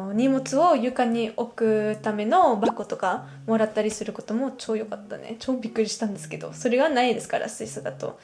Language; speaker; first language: Japanese; non-native, fluent; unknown